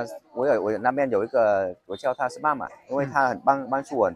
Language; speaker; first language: Chinese; non-native, fluent; Vietnamese